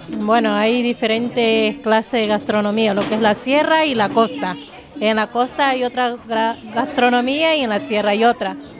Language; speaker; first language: Spanish; native; Spanish